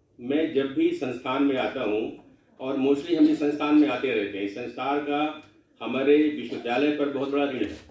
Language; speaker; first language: Hindi; non-native, local second language; Bhojpuri